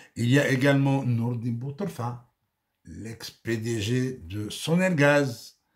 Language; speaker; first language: French; non-native, local second language; Arabic